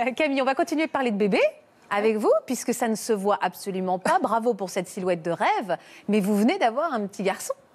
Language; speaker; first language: French; native; French